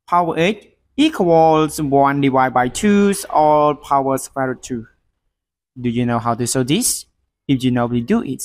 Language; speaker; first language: English; non-native, learner; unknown